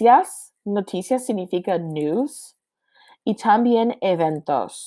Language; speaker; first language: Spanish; non-native, fluent; English